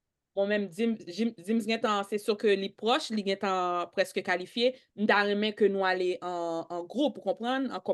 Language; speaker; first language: French; native; French